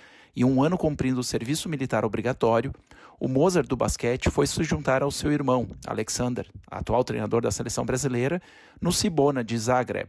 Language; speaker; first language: Portuguese; native; Portuguese